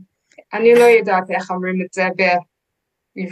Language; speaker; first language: Hebrew; non-native, learner; English